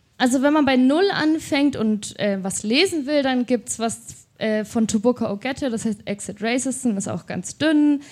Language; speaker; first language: German; native; German